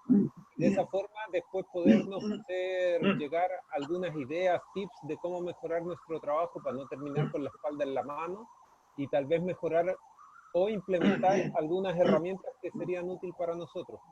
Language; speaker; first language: Spanish; native; Spanish